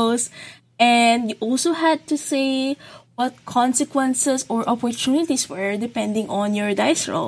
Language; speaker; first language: English; non-native, local second language; Filipino